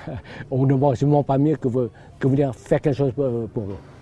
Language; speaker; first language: French; non-native, local second language; Lao